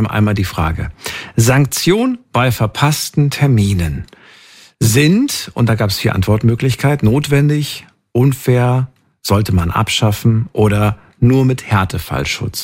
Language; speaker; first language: German; native; German